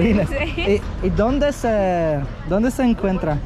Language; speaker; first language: Spanish; non-native, learner; Polish